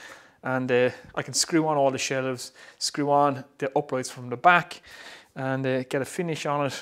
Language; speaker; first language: English; native; English